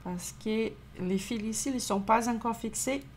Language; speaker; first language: French; non-native, fluent; Portuguese